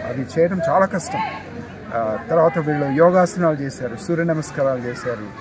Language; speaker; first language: Telugu; native; Telugu